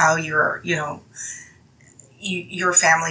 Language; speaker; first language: English; non-native, local second language; Filipino